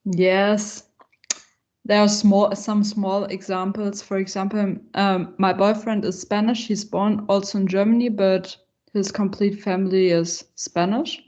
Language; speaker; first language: English; non-native, fluent; German